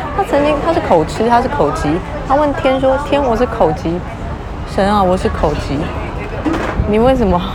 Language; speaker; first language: Chinese; native; Chinese